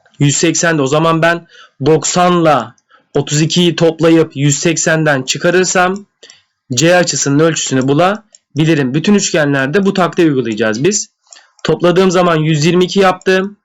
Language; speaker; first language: Turkish; native; Turkish